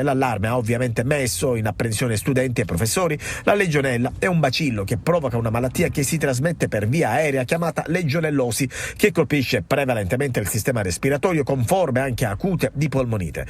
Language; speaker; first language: Italian; native; Italian